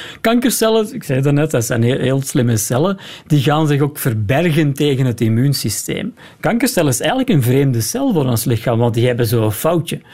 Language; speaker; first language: Dutch; native; Dutch